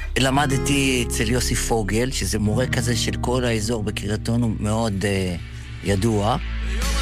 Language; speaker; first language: Hebrew; early bilingual, other home language; Yiddish